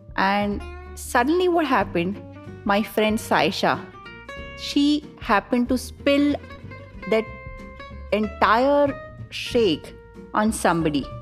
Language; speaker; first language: English; non-native, local second language; Punjabi